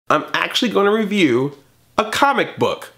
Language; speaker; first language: English; native; English